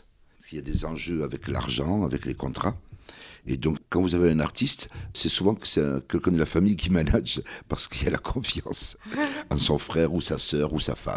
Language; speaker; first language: French; early bilingual, other home language; Kabyle